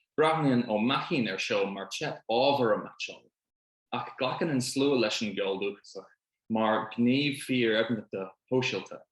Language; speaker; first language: Irish; non-native, local second language; English